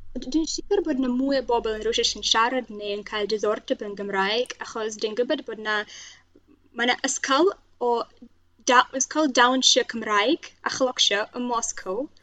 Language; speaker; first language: Welsh; non-native, fluent; Russian